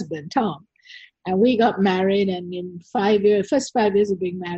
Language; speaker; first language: English; non-native, local second language; Sinhala